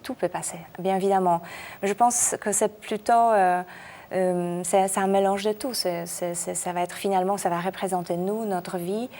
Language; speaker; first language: French; non-native, fluent; Polish